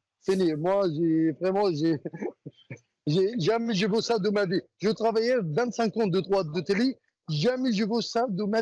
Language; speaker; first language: French; non-native, learner; Arabic